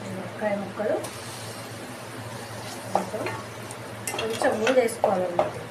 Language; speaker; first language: Telugu; native; Telugu